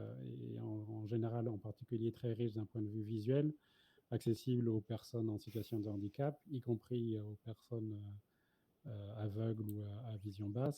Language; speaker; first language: French; native; French